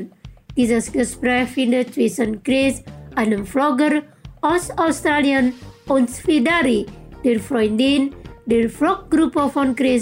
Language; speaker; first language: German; non-native, local second language; Indonesian